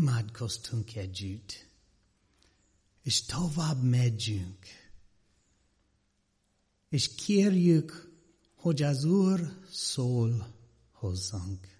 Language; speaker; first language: Hungarian; non-native, learner; English